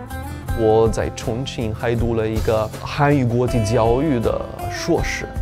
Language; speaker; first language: Chinese; non-native, fluent; Italian